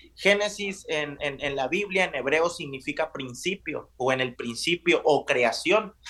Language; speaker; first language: Spanish; native; Spanish